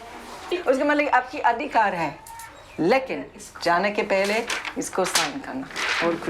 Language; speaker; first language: Hindi; non-native, learner; English